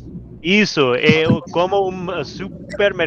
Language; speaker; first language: Portuguese; non-native, learner; English